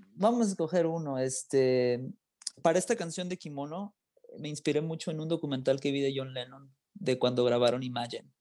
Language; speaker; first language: Spanish; early bilingual, heritage; Spanish